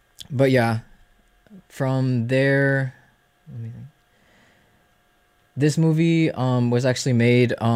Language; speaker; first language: English; early bilingual, other home language; Spanish